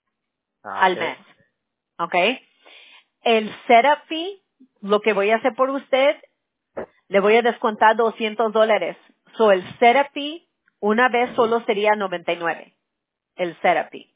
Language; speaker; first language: Spanish; early bilingual, heritage; Spanish